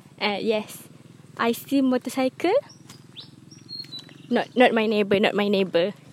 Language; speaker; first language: English; non-native, learner; Malay